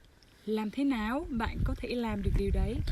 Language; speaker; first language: Vietnamese; non-native, fluent; French